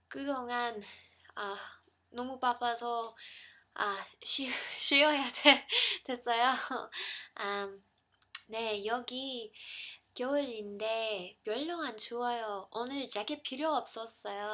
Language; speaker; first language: Korean; non-native, learner; English